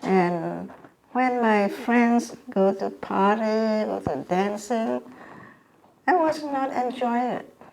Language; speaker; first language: English; non-native, learner; Vietnamese